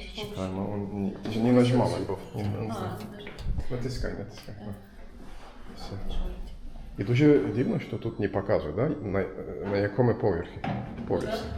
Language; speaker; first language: Russian; non-native, learner; Turkish